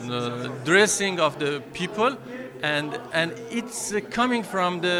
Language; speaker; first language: English; non-native, fluent; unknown